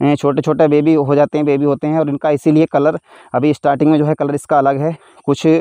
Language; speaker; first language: Hindi; native; Hindi